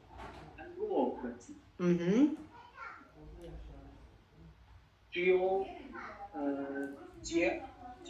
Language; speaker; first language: Chinese; non-native, learner; Azerbaijani